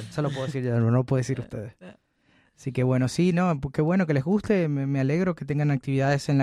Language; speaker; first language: Spanish; native; Spanish